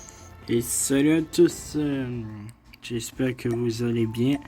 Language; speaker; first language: French; native; French